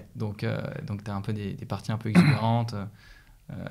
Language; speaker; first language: French; native; French